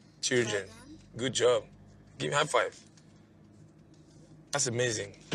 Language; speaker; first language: English; non-native, fluent; Lingala